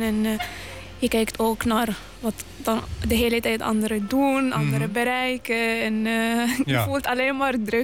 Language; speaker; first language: Dutch; non-native, local second language; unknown